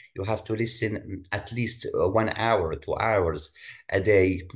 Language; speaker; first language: English; non-native, fluent; Arabic